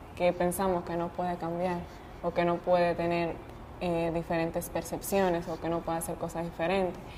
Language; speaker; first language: Spanish; native; Spanish